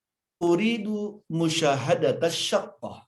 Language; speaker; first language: Arabic; non-native, fluent; Indonesian